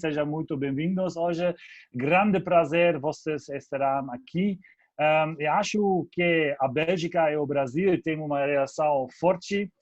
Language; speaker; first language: Portuguese; non-native, fluent; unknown